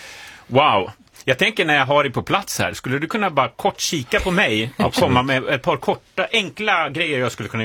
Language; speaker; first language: Swedish; native; Swedish